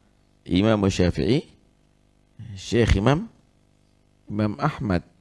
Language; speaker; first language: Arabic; non-native, fluent; Indonesian